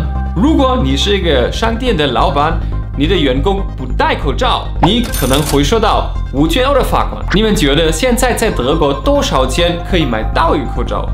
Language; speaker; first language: Chinese; non-native, fluent; German